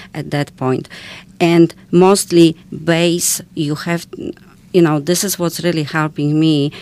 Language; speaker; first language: English; non-native, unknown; Polish